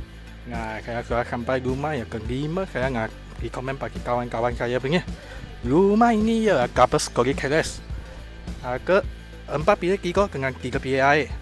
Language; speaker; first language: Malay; non-native, local second language; Chinese